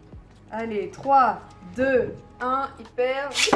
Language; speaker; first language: French; native; French